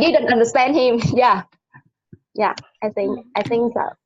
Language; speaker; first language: English; non-native, learner; Vietnamese